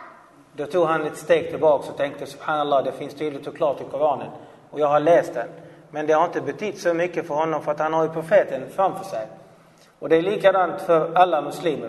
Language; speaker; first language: Swedish; non-native, fluent; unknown